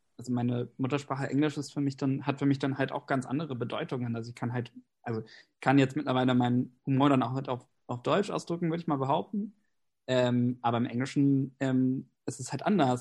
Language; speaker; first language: German; non-native, fluent; English